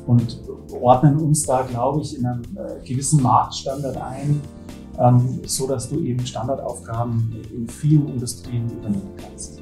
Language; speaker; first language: German; native; German